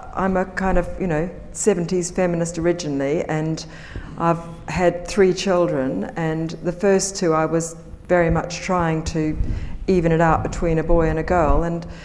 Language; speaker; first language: English; native; English